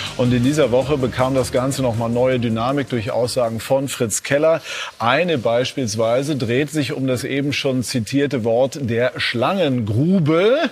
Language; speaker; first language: German; native; German